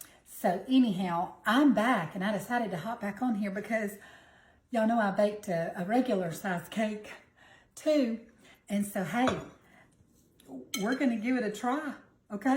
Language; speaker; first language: English; native; English